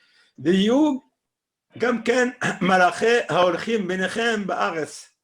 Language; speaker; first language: Hebrew; non-native, fluent; French